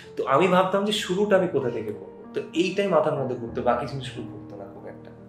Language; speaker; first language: Bangla; native; Bangla